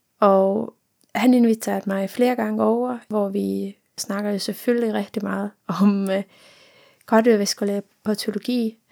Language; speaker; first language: Danish; non-native, fluent; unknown